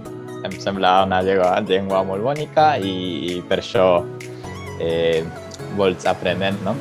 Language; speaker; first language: Catalan; non-native, learner; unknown